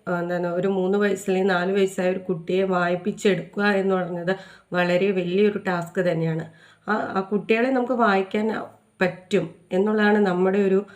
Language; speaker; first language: Malayalam; native; Malayalam